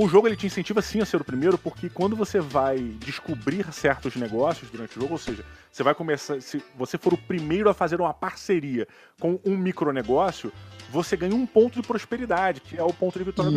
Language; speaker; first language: Portuguese; native; Portuguese